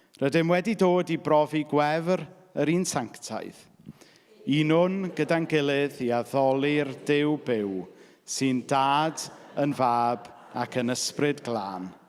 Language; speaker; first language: Welsh; native; Welsh